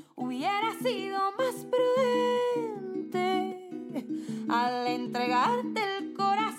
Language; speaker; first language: Spanish; native; Spanish